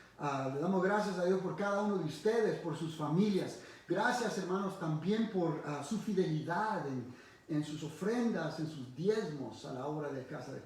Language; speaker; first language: Spanish; early bilingual, heritage; Spanish